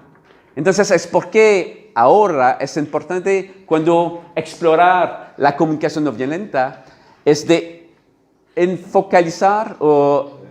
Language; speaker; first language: Spanish; non-native, learner; French